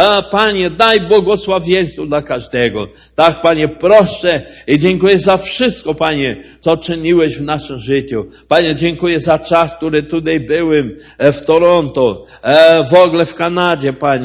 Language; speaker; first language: Polish; non-native, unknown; Portuguese